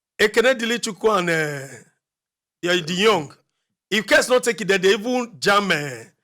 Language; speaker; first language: Nigerian Pidgin; native; Nigerian Pidgin